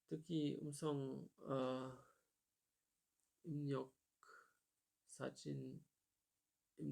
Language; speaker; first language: Korean; non-native, learner; German